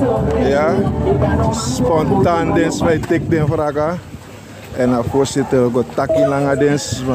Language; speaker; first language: Dutch; non-native, local second language; Sranan Tongo